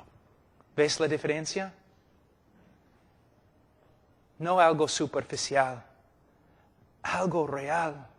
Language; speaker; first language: Spanish; non-native, fluent; English